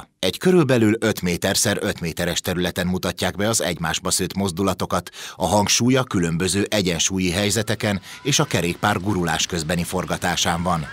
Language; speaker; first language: Hungarian; native; Hungarian